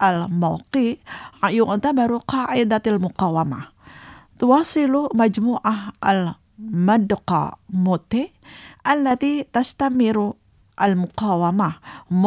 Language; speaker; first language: Arabic; non-native, fluent; Indonesian